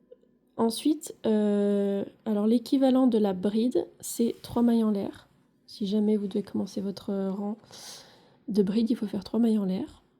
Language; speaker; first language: French; native; French